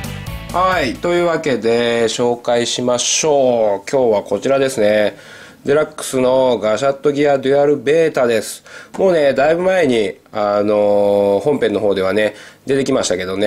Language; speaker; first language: Japanese; native; Japanese